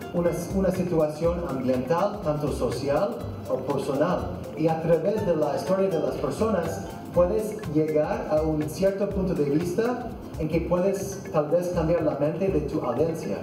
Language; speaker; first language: Spanish; non-native, fluent; English